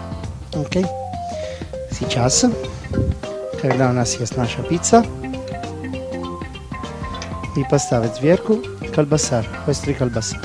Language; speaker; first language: Russian; non-native, learner; Italian